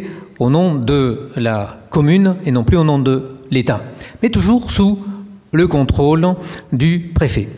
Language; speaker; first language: French; native; French